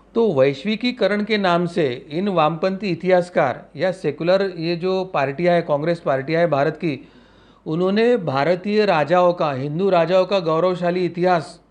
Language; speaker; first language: Hindi; non-native, local second language; Marathi